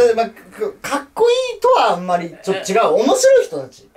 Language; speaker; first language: Japanese; native; Japanese